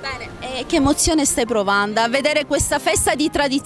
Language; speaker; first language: Italian; native; Italian